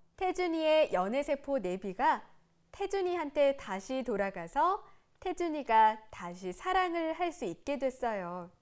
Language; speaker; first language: Korean; native; Korean